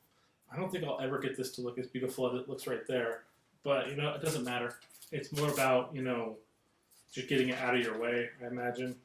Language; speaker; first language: English; native; English